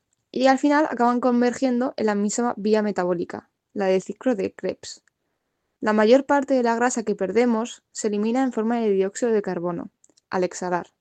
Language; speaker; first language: Spanish; native; Spanish